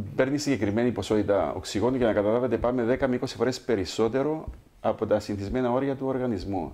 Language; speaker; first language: Greek; native; Greek